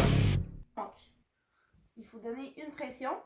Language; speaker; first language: French; native; French